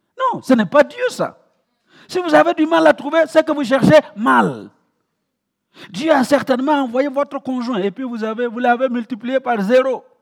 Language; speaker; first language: French; non-native, local second language; Mossi